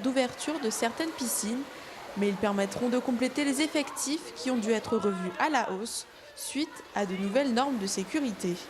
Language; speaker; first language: French; native; French